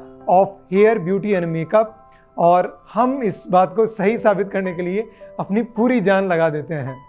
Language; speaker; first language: Hindi; native; Hindi